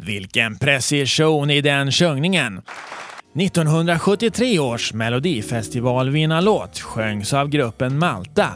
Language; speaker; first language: Swedish; native; Swedish